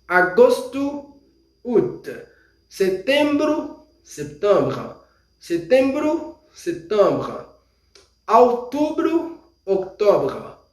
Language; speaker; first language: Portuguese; non-native, fluent; Haitian Creole